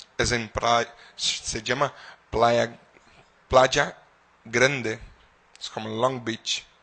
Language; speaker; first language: Spanish; non-native, fluent; Portuguese